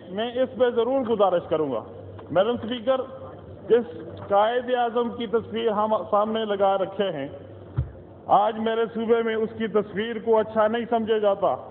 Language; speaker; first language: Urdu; non-native, local second language; Northern Hindko